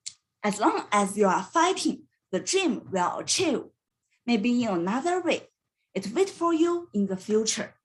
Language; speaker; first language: English; non-native, learner; Chinese